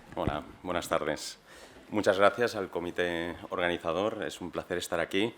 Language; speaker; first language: Spanish; native; Spanish